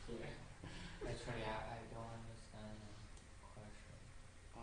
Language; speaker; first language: English; non-native, learner; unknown